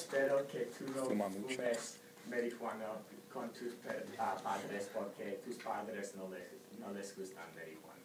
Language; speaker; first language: Spanish; non-native, learner; English